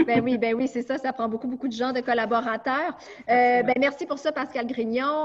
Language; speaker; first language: French; native; French